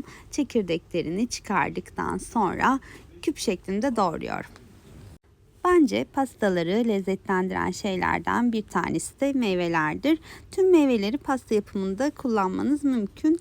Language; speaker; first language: Turkish; native; Turkish